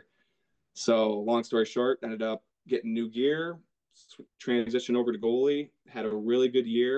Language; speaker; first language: English; native; English